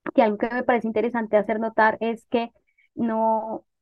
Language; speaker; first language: Spanish; native; Spanish